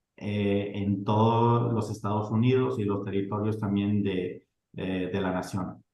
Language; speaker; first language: Spanish; early bilingual, heritage; Spanish